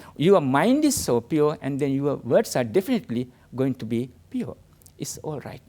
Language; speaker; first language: English; non-native, local second language; Sinhala